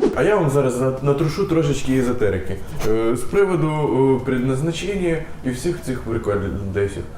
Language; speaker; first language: Ukrainian; non-native, local second language; Russian